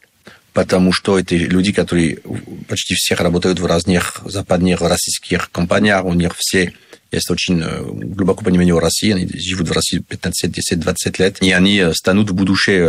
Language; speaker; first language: Russian; non-native, learner; French